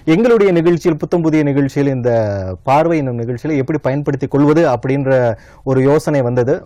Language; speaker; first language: Tamil; early bilingual, heritage; Tamil